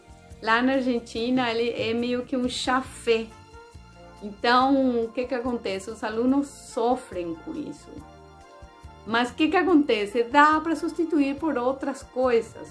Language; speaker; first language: Portuguese; non-native, fluent; Spanish